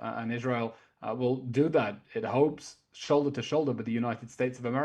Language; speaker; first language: English; native; English